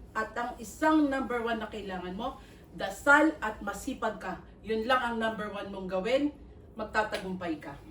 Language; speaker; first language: Filipino; native; Filipino